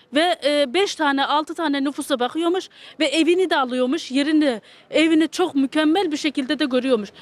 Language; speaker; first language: Turkish; native; Turkish